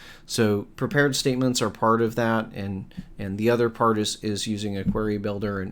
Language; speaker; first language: English; native; English